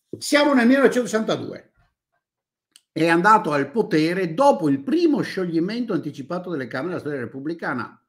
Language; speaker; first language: Italian; native; Italian